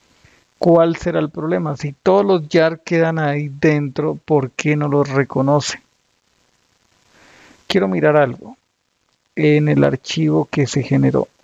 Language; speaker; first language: Spanish; native; Spanish